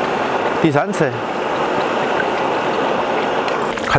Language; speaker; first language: Chinese; native; Chinese